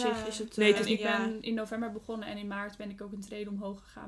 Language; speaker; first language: Dutch; native; Dutch